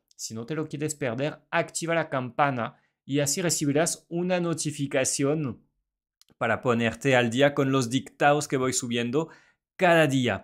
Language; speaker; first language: Spanish; non-native, fluent; French